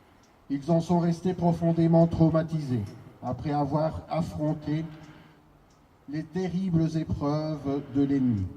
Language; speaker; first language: French; native; French